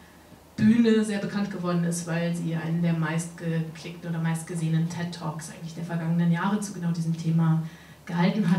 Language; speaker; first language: German; native; German